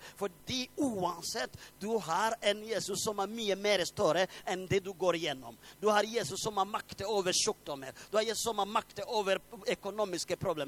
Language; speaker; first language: Swedish; non-native, fluent; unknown